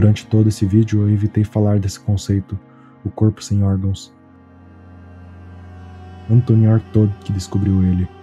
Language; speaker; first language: Portuguese; native; Portuguese